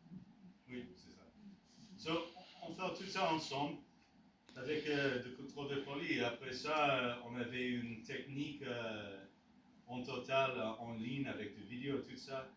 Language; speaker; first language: French; non-native, learner; English